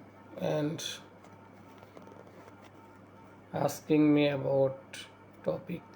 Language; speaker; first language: English; non-native, learner; Bangla